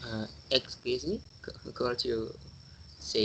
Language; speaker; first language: English; non-native, learner; Indonesian